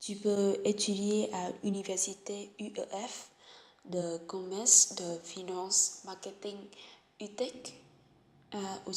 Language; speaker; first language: French; non-native, learner; Vietnamese